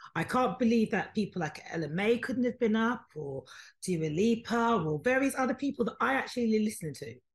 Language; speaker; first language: English; native; English